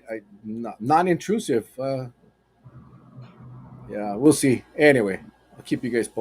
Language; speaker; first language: English; native; English